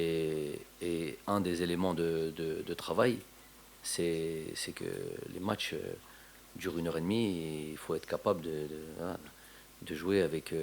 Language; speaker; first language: French; native; French